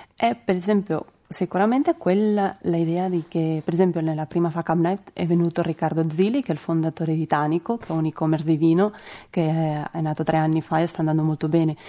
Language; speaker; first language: Italian; non-native, fluent; Spanish